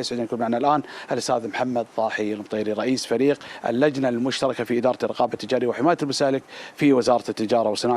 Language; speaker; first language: Arabic; native; Arabic